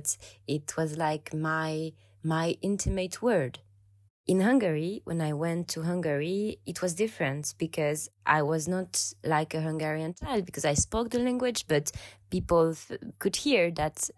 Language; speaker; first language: English; non-native, fluent; French